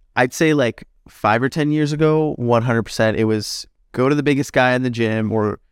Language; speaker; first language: English; native; English